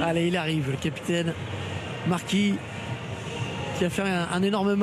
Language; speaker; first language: French; native; French